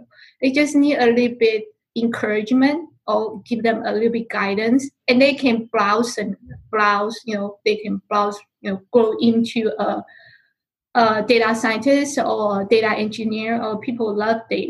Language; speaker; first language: English; non-native, fluent; Chinese